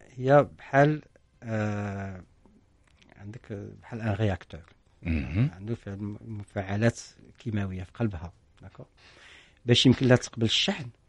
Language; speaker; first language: Arabic; native; Arabic